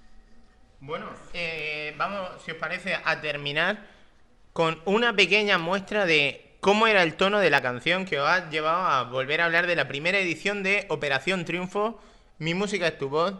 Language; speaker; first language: Spanish; native; Spanish